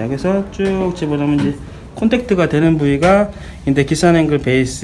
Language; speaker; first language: Korean; native; Korean